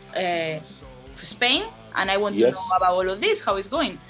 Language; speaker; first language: English; non-native, fluent; Spanish